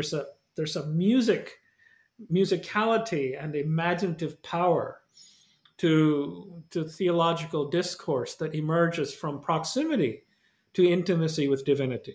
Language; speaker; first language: English; non-native, local second language; Malayalam